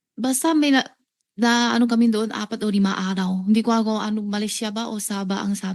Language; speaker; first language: Filipino; non-native, learner; Chinese